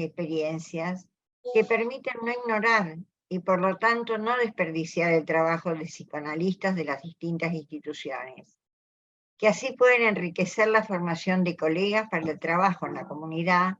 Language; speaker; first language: Spanish; native; Spanish